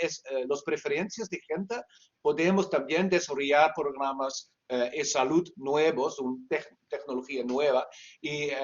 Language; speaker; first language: Spanish; non-native, learner; Dutch